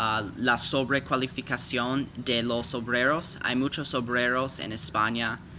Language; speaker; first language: Spanish; non-native, fluent; English